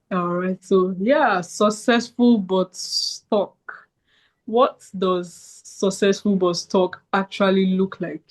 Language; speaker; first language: English; native; English